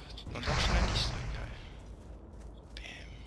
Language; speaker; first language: German; native; German